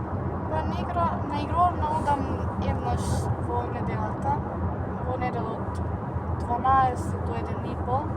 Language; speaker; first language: Macedonian; early bilingual, heritage; Macedonian